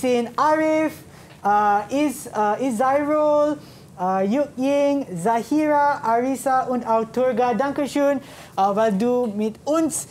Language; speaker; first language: German; non-native, learner; Malay